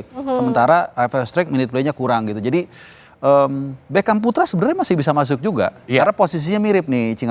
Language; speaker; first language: Indonesian; native; Indonesian